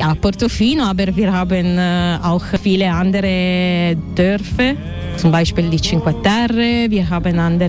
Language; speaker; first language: German; non-native, learner; Italian